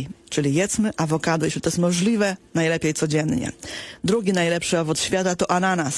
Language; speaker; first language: Polish; native; Polish